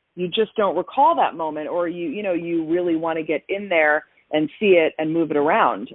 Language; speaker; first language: English; native; English